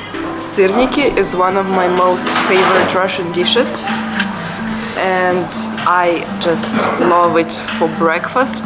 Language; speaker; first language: English; non-native, fluent; Russian